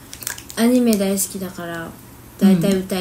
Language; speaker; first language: Japanese; early bilingual, other home language; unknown